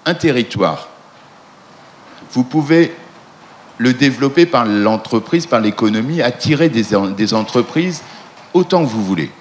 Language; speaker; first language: French; native; French